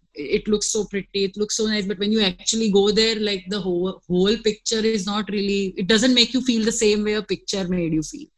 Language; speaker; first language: English; non-native, local second language; Gujarati